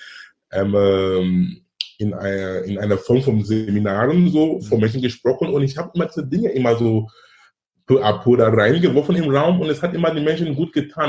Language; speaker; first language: German; non-native, fluent; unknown